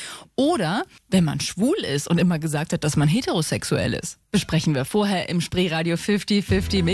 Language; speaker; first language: German; native; German